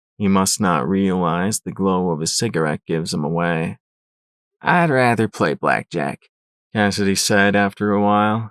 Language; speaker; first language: English; native; English